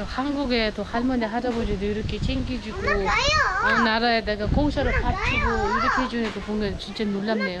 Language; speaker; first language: Korean; non-native, fluent; Uzbek